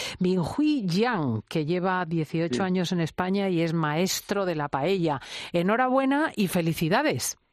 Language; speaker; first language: Spanish; native; Spanish